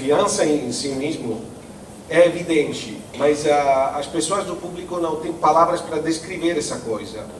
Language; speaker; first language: Portuguese; non-native, fluent; Italian